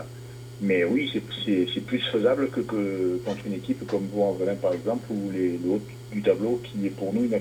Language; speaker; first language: French; native; French